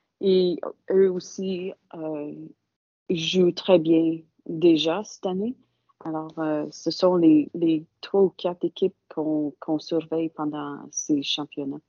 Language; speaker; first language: French; non-native, local second language; English